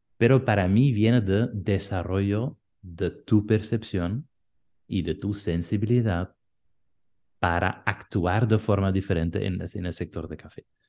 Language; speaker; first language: Spanish; non-native, fluent; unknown